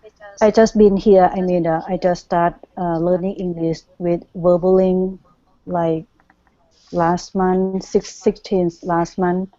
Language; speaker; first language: English; non-native, learner; Thai